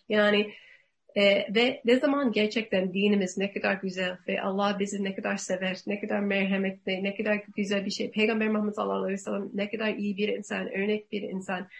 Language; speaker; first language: Turkish; non-native, learner; English